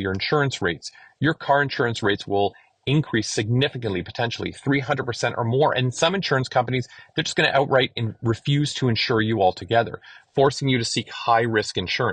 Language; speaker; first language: English; native; English